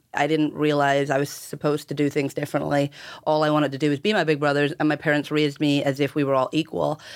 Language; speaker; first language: English; native; English